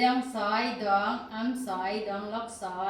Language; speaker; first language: Cantonese; non-native, learner; Indonesian